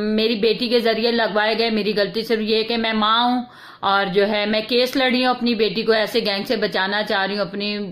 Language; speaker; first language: Urdu; native; Urdu